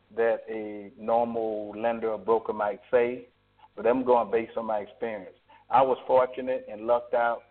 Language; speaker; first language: English; native; English